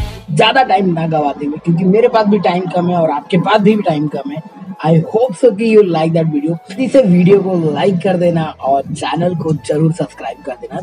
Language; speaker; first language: Hindi; native; Hindi